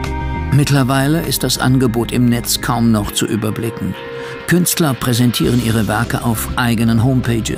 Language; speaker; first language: German; native; German